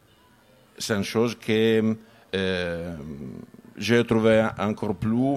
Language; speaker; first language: French; non-native, learner; Italian